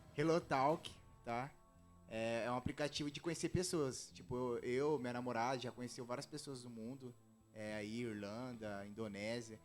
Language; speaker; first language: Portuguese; native; Portuguese